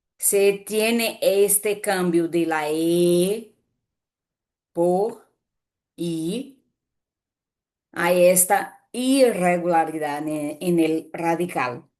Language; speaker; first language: Spanish; non-native, fluent; Portuguese